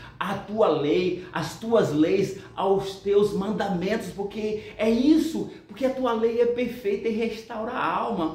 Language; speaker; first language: Portuguese; native; Portuguese